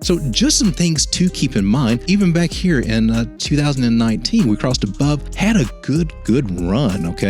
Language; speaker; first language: English; native; English